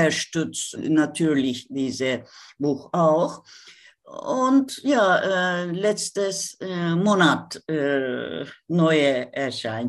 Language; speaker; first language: German; non-native, learner; Turkish